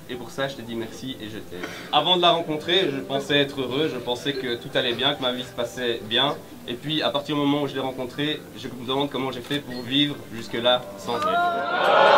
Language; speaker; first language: French; native; French